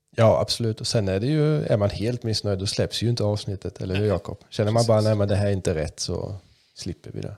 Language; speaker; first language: Swedish; non-native, local second language; German